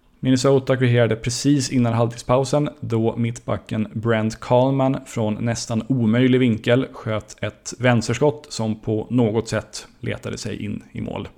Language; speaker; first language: Swedish; native; Swedish